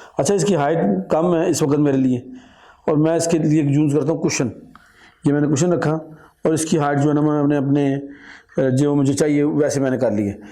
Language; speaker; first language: Urdu; non-native, local second language; Punjabi